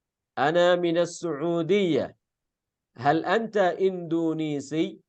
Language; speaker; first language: Arabic; non-native, fluent; Indonesian